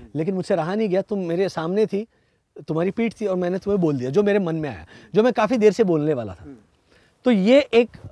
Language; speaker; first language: Hindi; non-native, local second language; Marathi